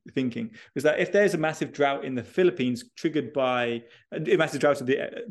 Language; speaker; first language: English; native; English